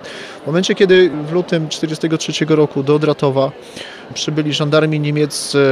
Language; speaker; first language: Polish; native; Polish